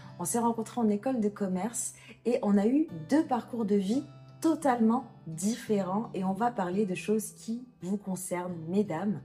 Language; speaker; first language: French; early bilingual, other home language; Arabic